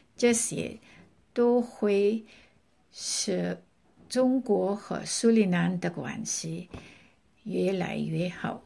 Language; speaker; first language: Chinese; non-native, learner; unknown